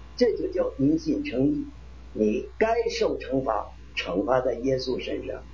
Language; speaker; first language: Chinese; native; Chinese